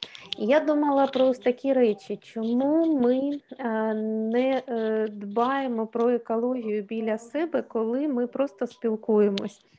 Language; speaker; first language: Ukrainian; native; Ukrainian